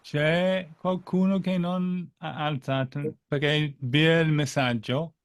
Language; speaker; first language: Italian; non-native, fluent; English